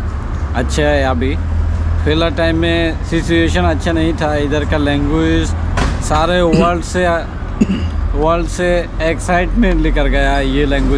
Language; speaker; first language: Hindi; non-native, learner; Bangla